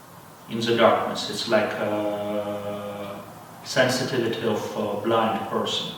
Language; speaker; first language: English; non-native, fluent; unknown